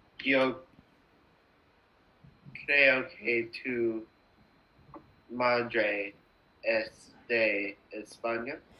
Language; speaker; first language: Spanish; non-native, learner; English